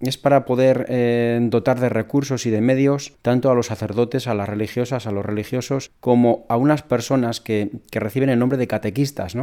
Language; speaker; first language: Spanish; native; Spanish